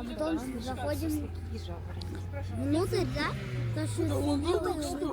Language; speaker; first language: Russian; non-native, local second language; Yakut